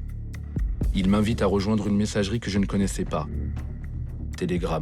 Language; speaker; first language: French; native; French